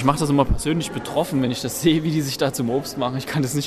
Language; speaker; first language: German; native; German